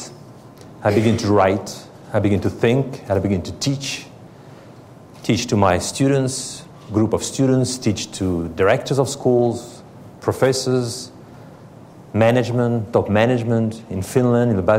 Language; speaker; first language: English; non-native, fluent; French